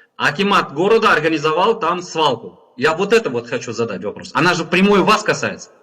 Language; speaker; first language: Russian; non-native, local second language; Kazakh